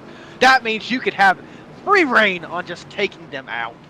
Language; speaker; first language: English; native; English